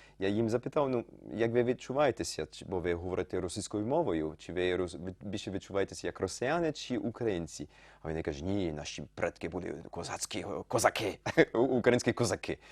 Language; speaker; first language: Ukrainian; early bilingual, heritage; Ukrainian